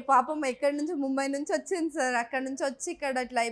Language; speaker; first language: Telugu; native; Telugu